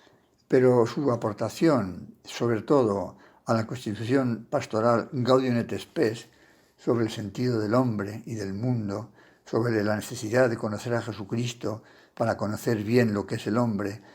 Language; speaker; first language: Spanish; native; Spanish